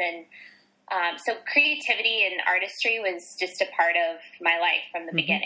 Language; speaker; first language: English; native; English